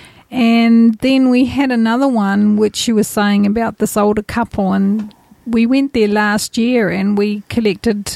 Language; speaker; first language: English; native; English